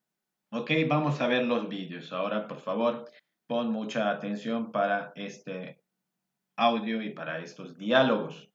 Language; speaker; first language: Spanish; non-native, fluent; English